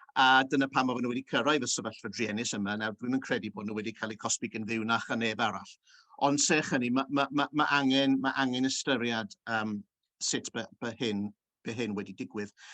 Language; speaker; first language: Welsh; early bilingual, heritage; Welsh